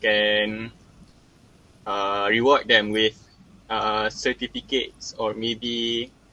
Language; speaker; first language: English; non-native, local second language; Malay